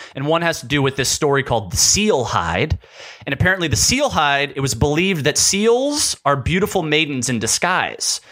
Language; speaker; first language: English; native; English